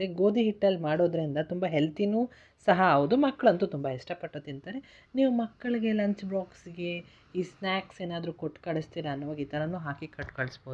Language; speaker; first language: Kannada; native; Kannada